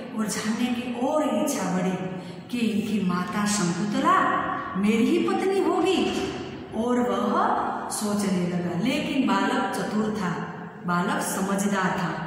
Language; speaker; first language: Hindi; non-native, local second language; Gujarati